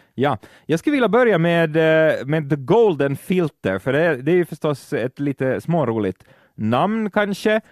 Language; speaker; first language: Swedish; native; Swedish